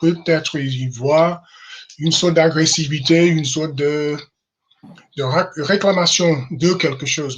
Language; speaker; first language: French; non-native, fluent; English